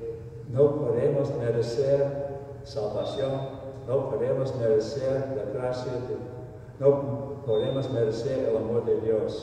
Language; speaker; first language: Spanish; non-native, fluent; English